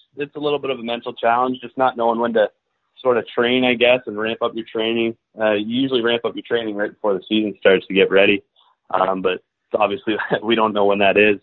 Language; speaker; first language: English; native; English